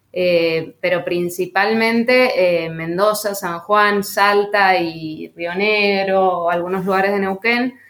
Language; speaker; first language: Spanish; native; Spanish